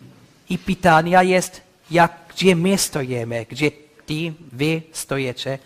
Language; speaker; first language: Polish; non-native, learner; English